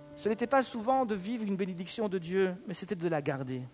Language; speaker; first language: French; native; French